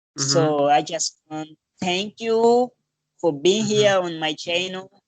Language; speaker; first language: English; non-native, learner; Portuguese